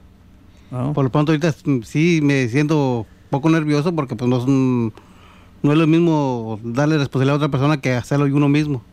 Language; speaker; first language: Spanish; native; Spanish